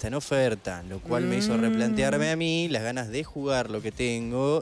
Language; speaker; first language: Spanish; native; Spanish